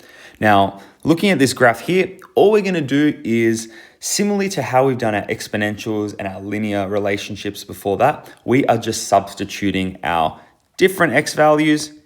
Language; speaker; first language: English; native; English